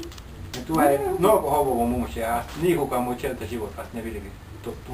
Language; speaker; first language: Bulgarian; non-native, learner; Finnish